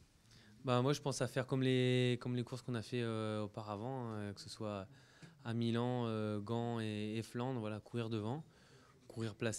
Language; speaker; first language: French; native; French